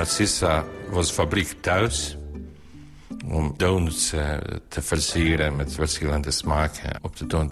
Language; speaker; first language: Dutch; non-native, learner; Bosnian